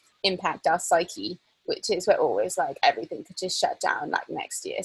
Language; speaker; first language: English; native; English